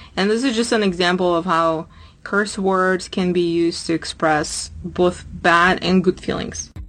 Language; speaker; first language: English; non-native, fluent; Russian